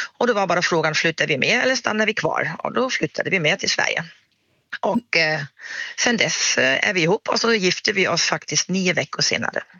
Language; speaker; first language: Swedish; non-native, fluent; German